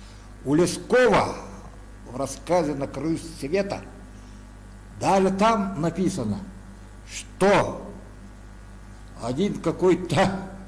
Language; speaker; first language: Russian; non-native, local second language; Yakut